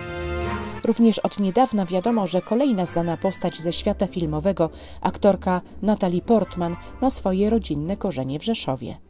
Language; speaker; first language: Polish; native; Polish